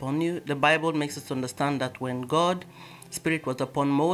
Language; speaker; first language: English; non-native, local second language; Igbo